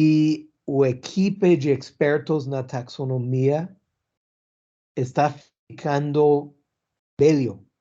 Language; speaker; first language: Portuguese; non-native, learner; English